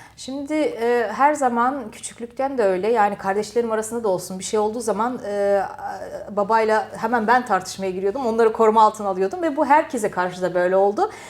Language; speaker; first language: Turkish; early bilingual, heritage; Turkish